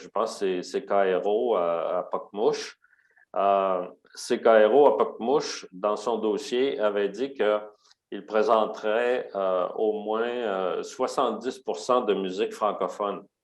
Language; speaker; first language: French; native; French